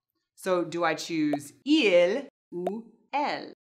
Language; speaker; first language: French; non-native, fluent; English